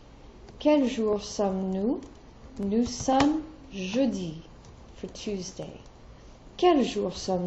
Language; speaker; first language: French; non-native, fluent; English